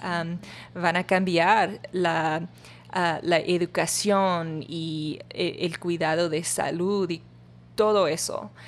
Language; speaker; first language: Spanish; non-native, learner; English